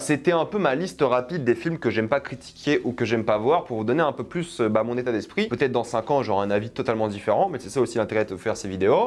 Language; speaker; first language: French; native; French